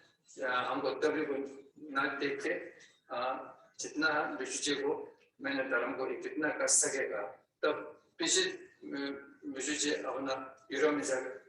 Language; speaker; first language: Hindi; non-native, learner; Tibetan